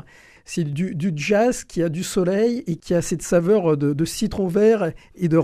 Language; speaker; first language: French; native; French